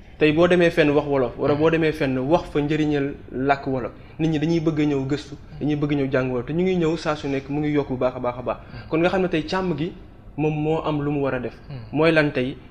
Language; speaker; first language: Wolof; non-native, local second language; Bambara